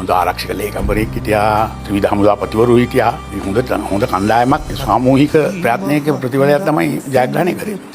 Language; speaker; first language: Sinhala; native; Sinhala